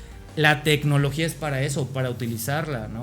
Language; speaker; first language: Spanish; native; Spanish